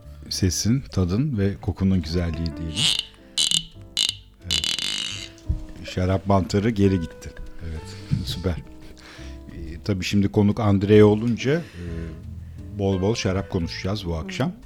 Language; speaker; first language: Turkish; native; Turkish